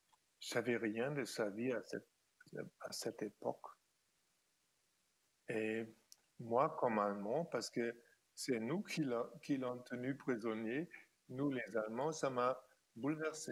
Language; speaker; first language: French; non-native, fluent; German